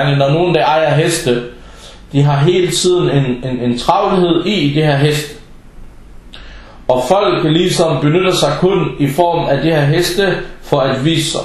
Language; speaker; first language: Danish; non-native, local second language; Arabic